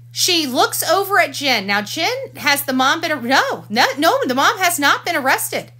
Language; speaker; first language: English; native; English